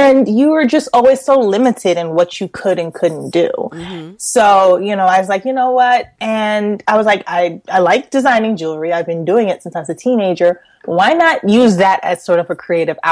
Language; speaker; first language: English; native; English